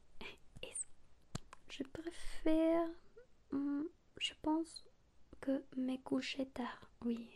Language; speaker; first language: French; non-native, learner; Spanish